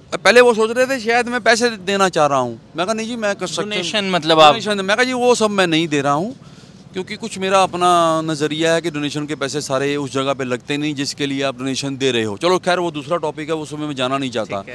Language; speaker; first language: Hindi; native; Hindi